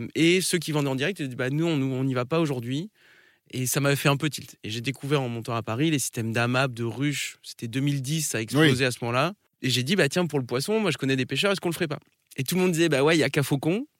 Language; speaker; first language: French; native; French